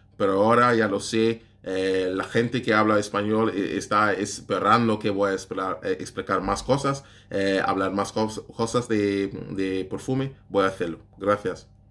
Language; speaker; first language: Spanish; non-native, learner; English